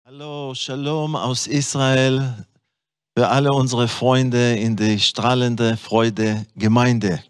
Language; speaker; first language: German; non-native, fluent; Hebrew